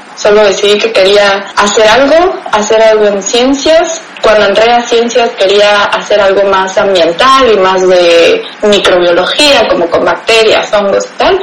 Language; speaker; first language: Spanish; native; Spanish